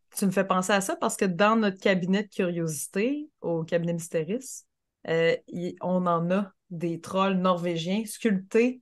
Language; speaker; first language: French; native; French